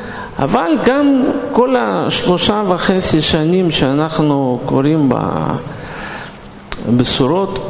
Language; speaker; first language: Hebrew; non-native, fluent; Russian